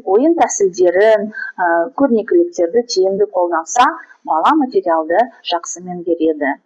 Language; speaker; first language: Kazakh; non-native, local second language; Russian